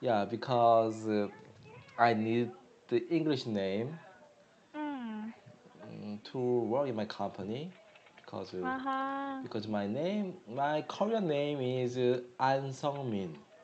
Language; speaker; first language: English; non-native, learner; Korean